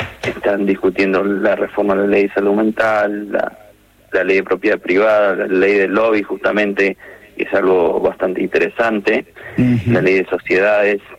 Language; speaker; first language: Spanish; native; Spanish